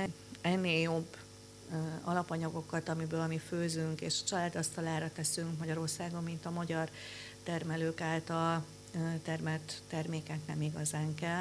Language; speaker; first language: Hungarian; native; Hungarian